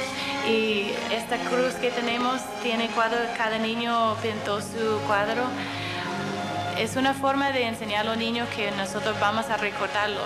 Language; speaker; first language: Spanish; non-native, fluent; English